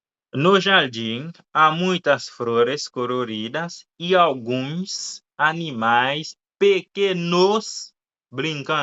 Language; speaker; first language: Portuguese; non-native, fluent; Haitian Creole